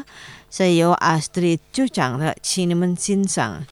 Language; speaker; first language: Chinese; non-native, learner; Indonesian